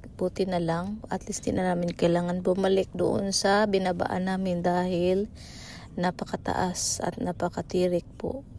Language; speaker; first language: Filipino; native; Filipino